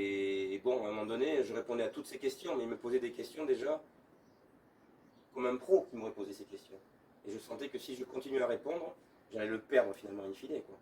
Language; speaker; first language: French; native; French